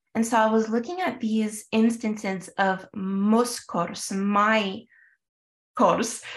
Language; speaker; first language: English; early bilingual, other home language; French